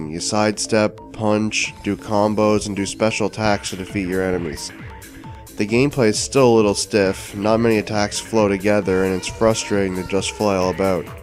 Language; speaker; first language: English; native; English